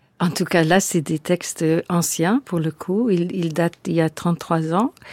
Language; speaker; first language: French; non-native, fluent; English